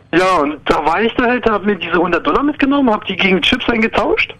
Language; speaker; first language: German; non-native, fluent; Ukrainian